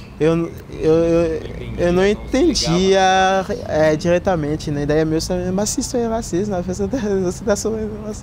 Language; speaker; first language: Portuguese; non-native, fluent; French